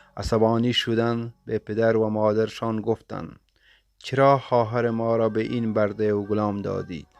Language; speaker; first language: Persian; non-native, local second language; Baluchi